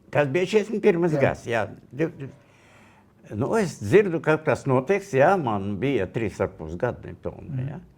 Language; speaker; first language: Latvian; non-native, local second language; Russian